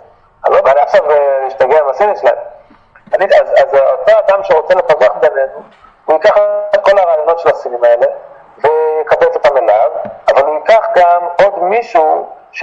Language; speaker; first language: Hebrew; native; Hebrew